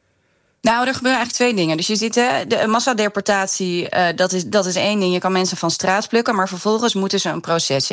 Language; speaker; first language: Dutch; native; Dutch